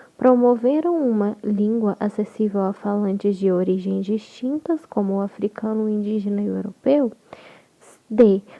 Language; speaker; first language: Portuguese; native; Portuguese